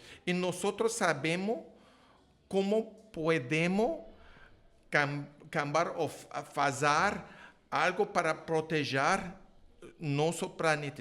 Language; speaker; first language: Portuguese; non-native, learner; English